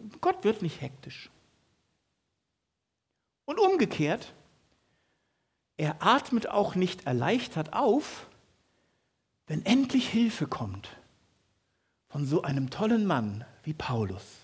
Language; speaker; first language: German; native; German